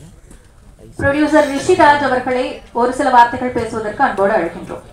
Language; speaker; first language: Tamil; native; Tamil